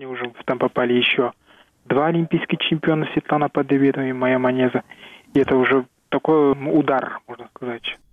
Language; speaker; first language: Russian; non-native, local second language; Kazakh